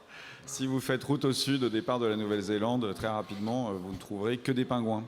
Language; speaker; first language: French; native; French